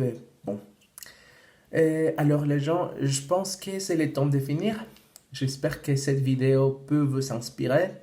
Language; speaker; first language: French; non-native, fluent; Spanish